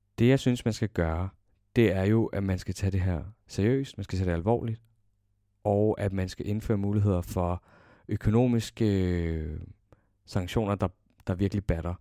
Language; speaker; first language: Danish; early bilingual, other home language; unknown